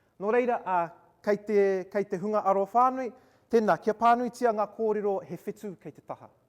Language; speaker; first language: Māori; non-native, local second language; English